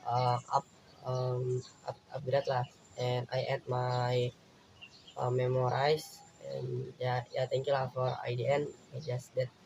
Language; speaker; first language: English; non-native, learner; Indonesian